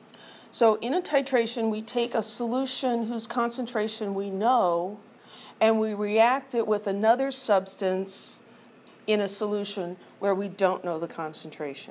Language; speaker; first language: English; native; English